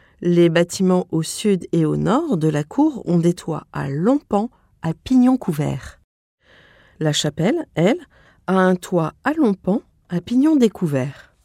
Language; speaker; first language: French; native; French